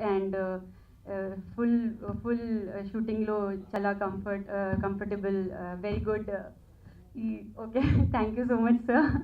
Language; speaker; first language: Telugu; non-native, learner; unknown